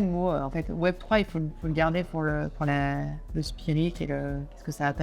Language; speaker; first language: French; native; French